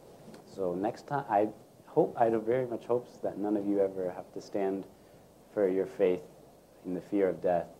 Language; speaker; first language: English; native; English